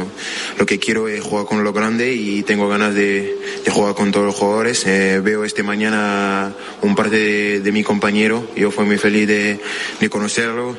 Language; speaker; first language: Spanish; non-native, fluent; French